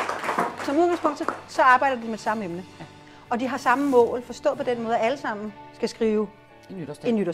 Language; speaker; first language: Danish; native; Danish